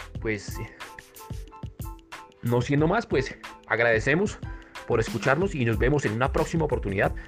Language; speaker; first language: Spanish; native; Spanish